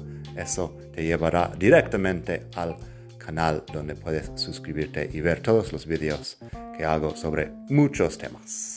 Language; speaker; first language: Spanish; non-native, fluent; English